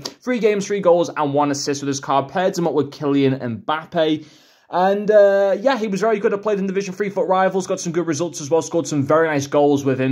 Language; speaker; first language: English; native; English